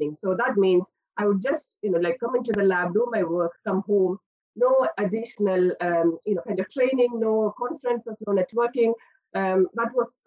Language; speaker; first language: English; non-native, local second language; Malayalam